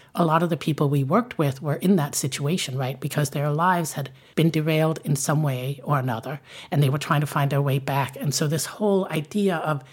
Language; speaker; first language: English; non-native, fluent; Danish